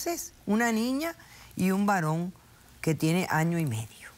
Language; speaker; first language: Spanish; native; Spanish